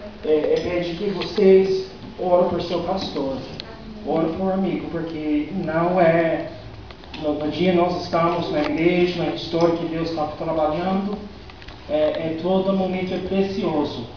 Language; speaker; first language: Portuguese; non-native, fluent; English